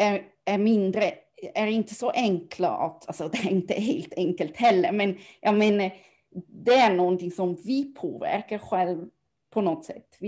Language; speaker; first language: Swedish; non-native, fluent; German